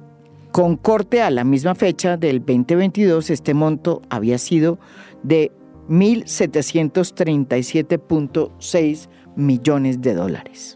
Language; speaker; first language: Spanish; native; Spanish